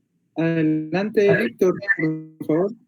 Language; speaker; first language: Spanish; native; Spanish